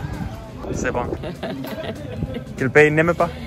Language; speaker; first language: French; non-native, learner; Danish